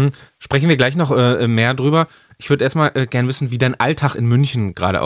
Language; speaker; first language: German; native; German